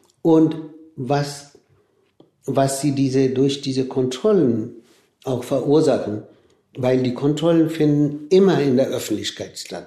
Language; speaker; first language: German; non-native, fluent; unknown